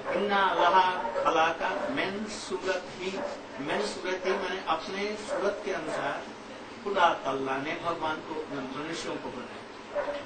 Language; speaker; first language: English; non-native, local second language; Hindi